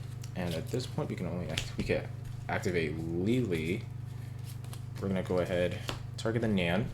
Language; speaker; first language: English; native; English